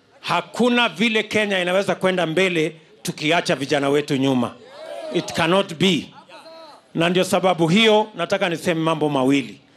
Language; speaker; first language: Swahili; native; Swahili